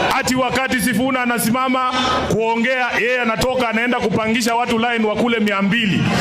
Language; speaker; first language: Swahili; native; Swahili